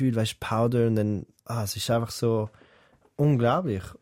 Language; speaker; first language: German; native; German